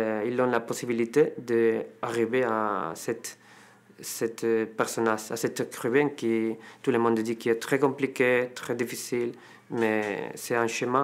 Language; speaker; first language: French; non-native, fluent; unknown